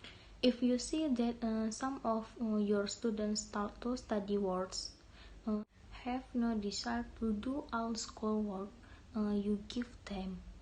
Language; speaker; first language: English; non-native, learner; Indonesian